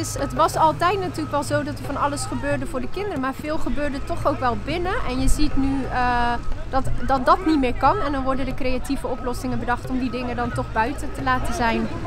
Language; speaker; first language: Dutch; native; Dutch